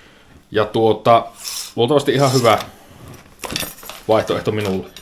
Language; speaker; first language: Finnish; native; Finnish